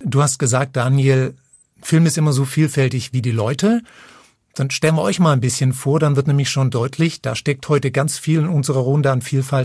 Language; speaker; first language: German; native; German